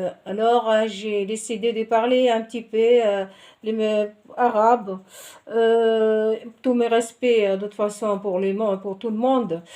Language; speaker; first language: French; non-native, local second language; Arabic